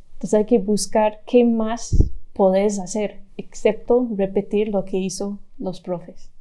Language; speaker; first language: Spanish; non-native, fluent; English